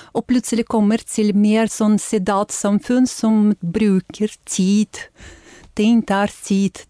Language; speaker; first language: Norwegian; non-native, fluent; Ukrainian